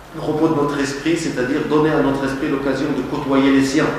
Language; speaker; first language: French; non-native, local second language; Arabic